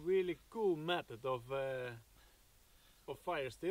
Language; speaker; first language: English; non-native, fluent; Swedish